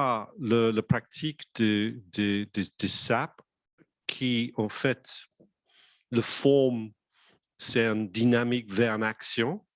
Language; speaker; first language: French; non-native, fluent; English